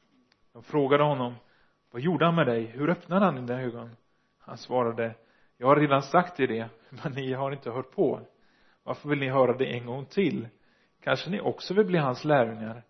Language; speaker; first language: Swedish; non-native, fluent; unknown